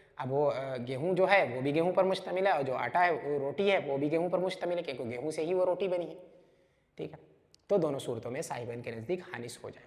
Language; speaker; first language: Urdu; native; Urdu